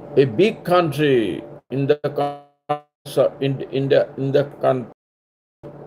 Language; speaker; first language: English; non-native, local second language; Bangla